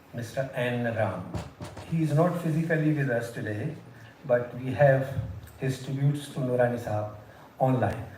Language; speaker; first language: English; non-native, local second language; Hindi